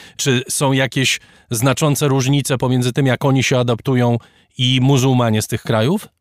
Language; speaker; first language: Polish; native; Polish